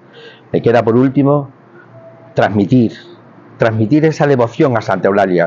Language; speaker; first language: Spanish; native; Spanish